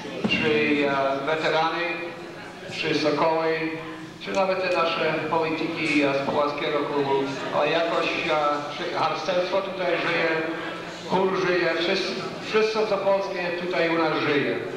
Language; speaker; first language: Polish; early bilingual, heritage; English